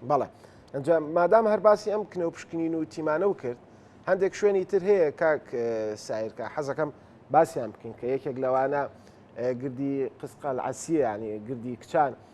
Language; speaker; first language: Central Kurdish; native; Central Kurdish